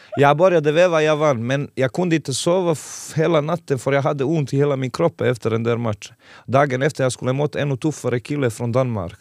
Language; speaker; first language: Swedish; non-native, fluent; Serbian